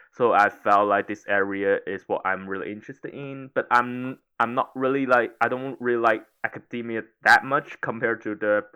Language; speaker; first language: English; non-native, local second language; Cantonese